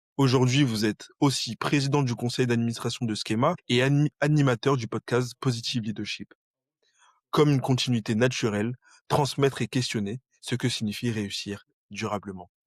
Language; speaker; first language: French; native; French